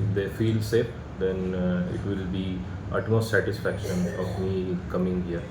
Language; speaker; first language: English; non-native, local second language; Marathi